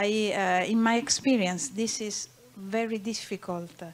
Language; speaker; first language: English; non-native, learner; Italian